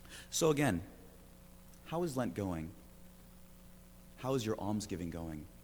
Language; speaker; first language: English; native; English